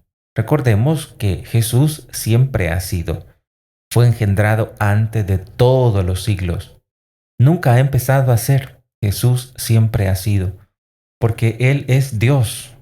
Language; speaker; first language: Spanish; native; Spanish